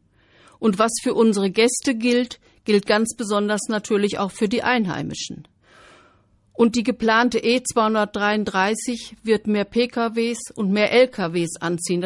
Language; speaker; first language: German; native; German